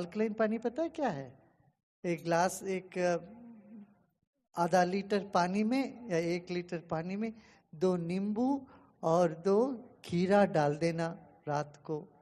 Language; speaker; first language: Hindi; non-native, local second language; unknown